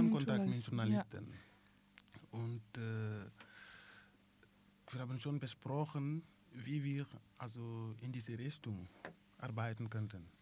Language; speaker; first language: German; non-native, learner; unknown